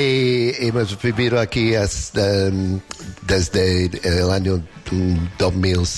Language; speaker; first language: Spanish; non-native, fluent; English